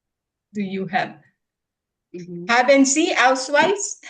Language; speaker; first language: German; non-native, learner; Filipino